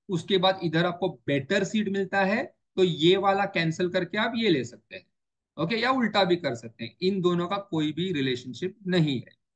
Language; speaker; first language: Hindi; native; Hindi